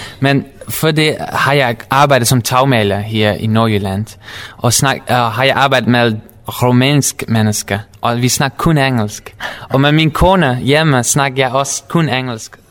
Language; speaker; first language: Danish; non-native, learner; Dutch